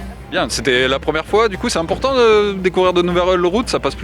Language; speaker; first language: French; native; French